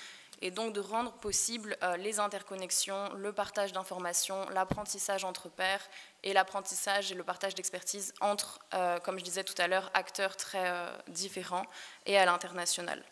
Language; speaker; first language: French; native; French